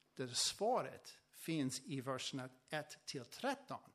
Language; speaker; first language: Swedish; non-native, fluent; English